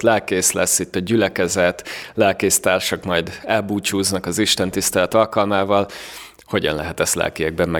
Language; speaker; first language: Hungarian; native; Hungarian